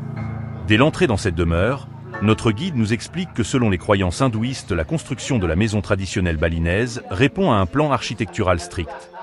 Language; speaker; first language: French; native; French